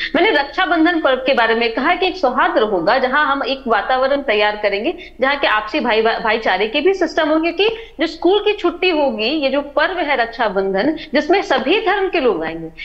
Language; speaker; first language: Hindi; native; Hindi